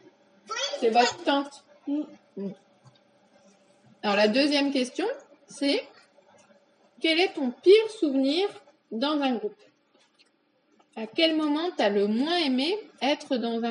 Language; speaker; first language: French; native; French